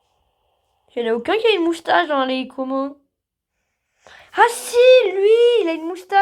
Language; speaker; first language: French; native; French